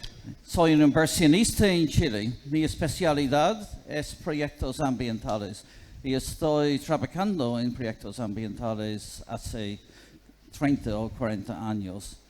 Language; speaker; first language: Spanish; non-native, fluent; English